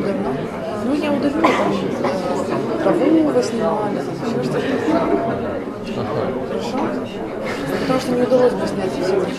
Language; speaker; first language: Russian; native; Russian